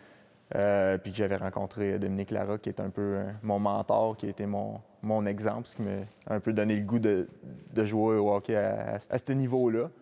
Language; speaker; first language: French; native; French